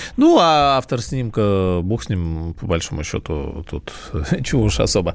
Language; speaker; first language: Russian; native; Russian